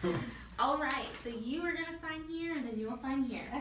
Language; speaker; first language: English; native; English